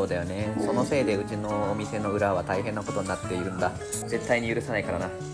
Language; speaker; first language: Japanese; native; Japanese